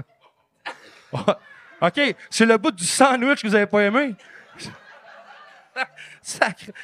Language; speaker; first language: French; native; French